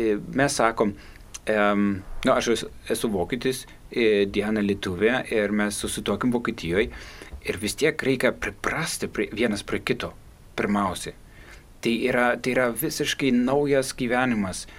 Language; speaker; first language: Lithuanian; non-native, fluent; German